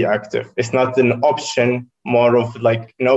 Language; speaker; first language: English; non-native, fluent; Arabic